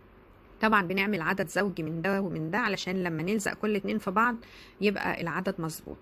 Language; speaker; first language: Arabic; native; Arabic